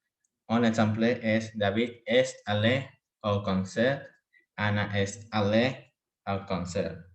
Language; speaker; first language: French; non-native, learner; Spanish